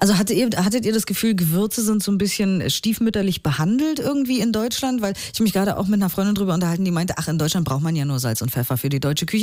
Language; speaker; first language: German; native; German